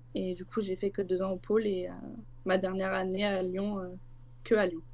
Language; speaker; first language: French; native; French